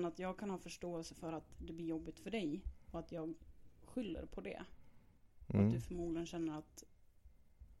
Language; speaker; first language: Swedish; native; Swedish